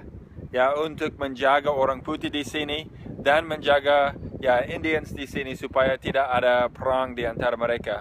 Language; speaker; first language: Indonesian; non-native, fluent; English